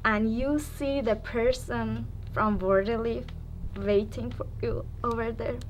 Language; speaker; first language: English; non-native, learner; Persian